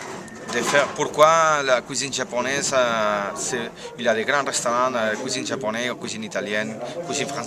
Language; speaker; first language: French; non-native, learner; Spanish